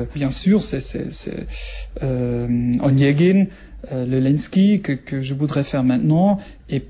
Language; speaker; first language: French; non-native, learner; German